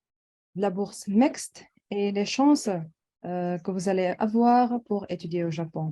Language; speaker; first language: French; non-native, local second language; Arabic